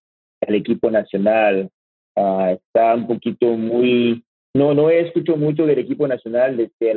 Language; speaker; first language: Spanish; non-native, learner; French